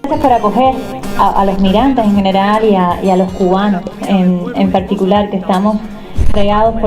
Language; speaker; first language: Spanish; native; Spanish